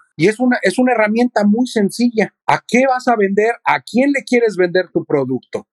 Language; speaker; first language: Spanish; native; Spanish